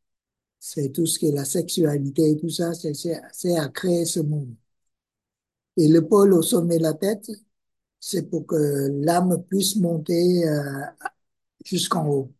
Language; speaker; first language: French; non-native, fluent; Vietnamese